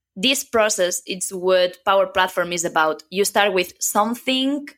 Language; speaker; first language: English; non-native, fluent; Catalan